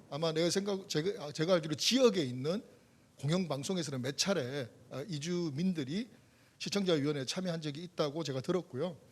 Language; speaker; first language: Korean; native; Korean